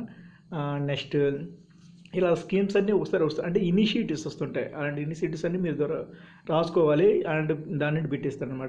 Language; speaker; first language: Telugu; native; Telugu